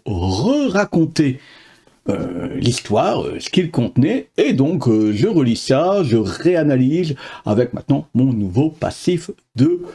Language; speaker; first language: French; native; French